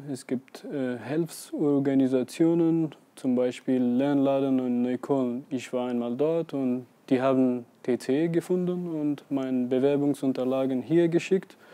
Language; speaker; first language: German; non-native, fluent; Persian